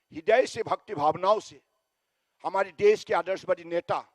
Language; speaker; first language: Hindi; non-native, local second language; Assamese